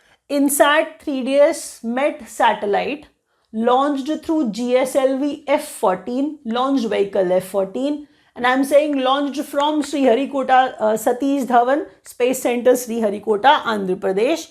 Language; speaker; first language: English; non-native, local second language; Hindi